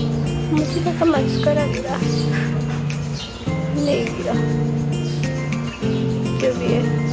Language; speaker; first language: Hindi; non-native, learner; Bangla